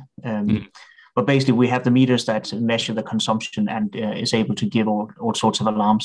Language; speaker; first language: English; non-native, fluent; Danish